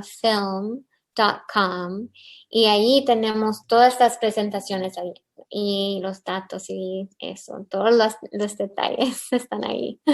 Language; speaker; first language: Spanish; early bilingual, heritage; English